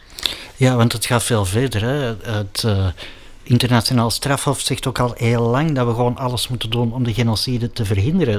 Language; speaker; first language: Dutch; native; Dutch